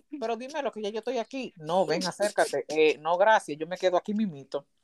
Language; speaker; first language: Spanish; early bilingual, heritage; Spanish